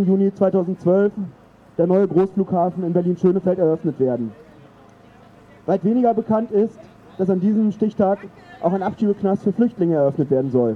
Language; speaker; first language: German; native; German